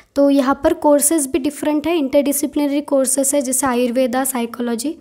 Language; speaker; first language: Hindi; non-native, local second language; Marathi